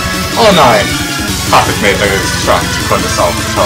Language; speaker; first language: German; native; German